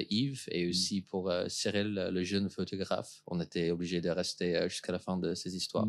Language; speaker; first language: French; non-native, fluent; English